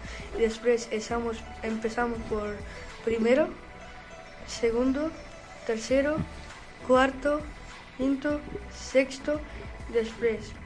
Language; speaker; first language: Spanish; non-native, learner; Urdu